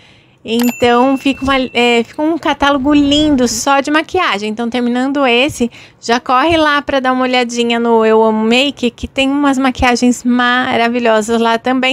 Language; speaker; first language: Portuguese; native; Portuguese